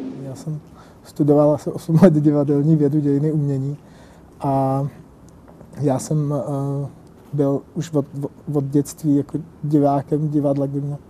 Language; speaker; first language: Czech; native; Czech